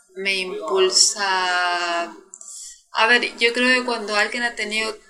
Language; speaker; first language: Spanish; native; Spanish